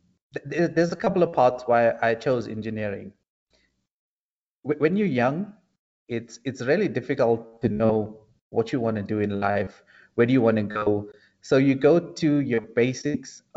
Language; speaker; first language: English; native; English